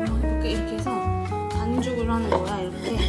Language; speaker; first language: Korean; native; Korean